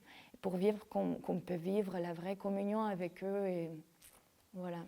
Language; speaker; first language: French; non-native, fluent; Ukrainian